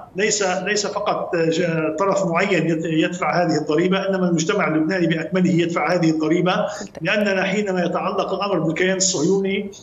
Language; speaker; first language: Arabic; native; Arabic